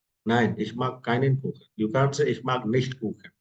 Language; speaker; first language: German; non-native, fluent; Hindi